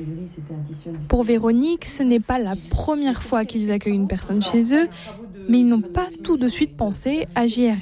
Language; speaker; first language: French; native; French